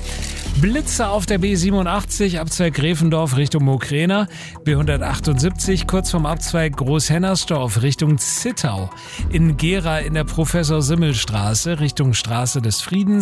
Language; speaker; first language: German; native; German